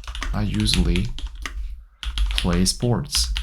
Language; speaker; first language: English; non-native, fluent; Korean